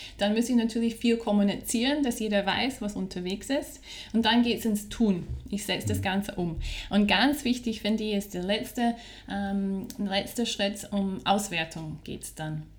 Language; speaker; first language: German; non-native, fluent; English